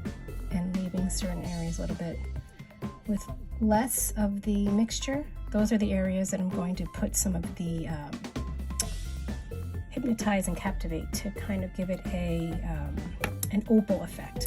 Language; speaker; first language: English; native; English